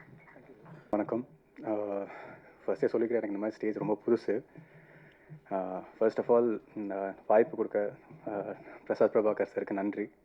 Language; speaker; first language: Tamil; non-native, fluent; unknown